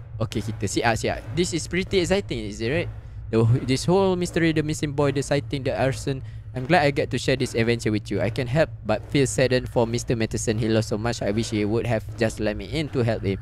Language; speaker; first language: English; non-native, local second language; Malay